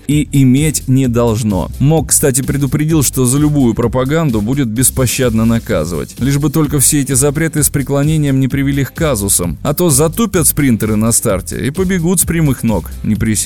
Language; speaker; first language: Russian; native; Russian